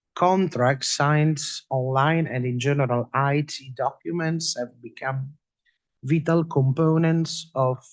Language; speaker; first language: English; non-native, fluent; Italian